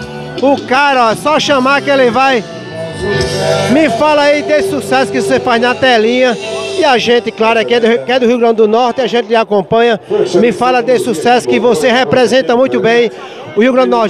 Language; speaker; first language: Portuguese; native; Portuguese